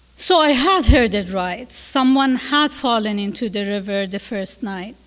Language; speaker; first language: English; non-native, fluent; Persian